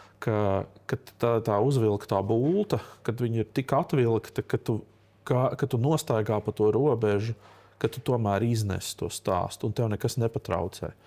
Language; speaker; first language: Latvian; native; Latvian